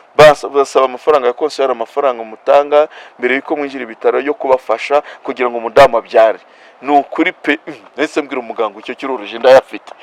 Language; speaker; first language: Kinyarwanda; non-native, local second language; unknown